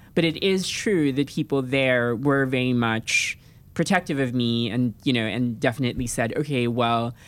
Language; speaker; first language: English; non-native, local second language; Filipino